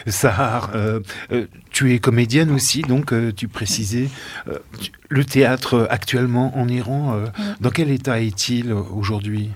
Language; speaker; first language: French; native; French